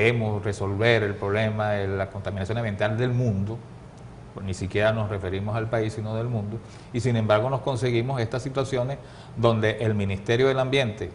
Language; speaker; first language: Spanish; native; Spanish